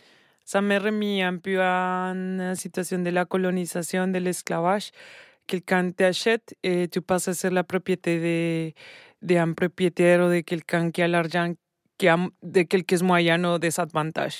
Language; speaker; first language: French; non-native, learner; Spanish